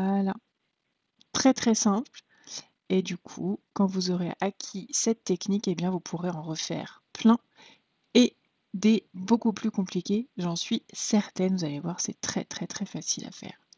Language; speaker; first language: French; native; French